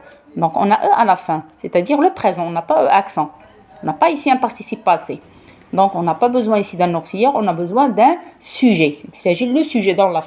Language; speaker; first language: French; non-native, local second language; Arabic